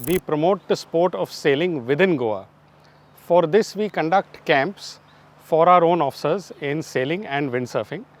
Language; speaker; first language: English; non-native, fluent; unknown